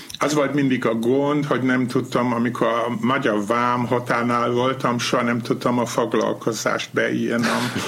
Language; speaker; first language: Hungarian; non-native, fluent; German